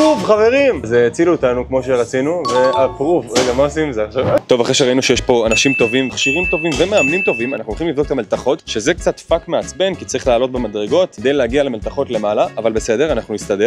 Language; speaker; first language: Hebrew; native; Hebrew